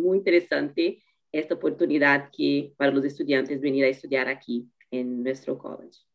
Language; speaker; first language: Spanish; non-native, fluent; Portuguese